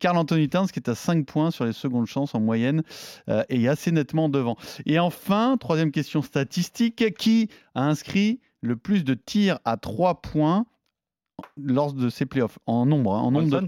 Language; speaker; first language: French; native; French